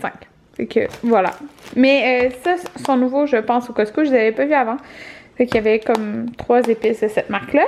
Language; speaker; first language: French; native; French